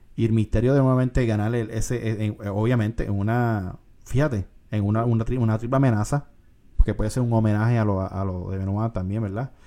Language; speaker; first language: Spanish; native; Spanish